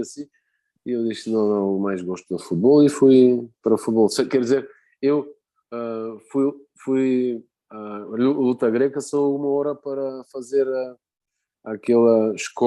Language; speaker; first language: Portuguese; non-native, fluent; Bulgarian